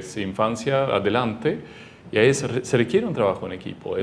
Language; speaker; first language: Spanish; non-native, fluent; Swedish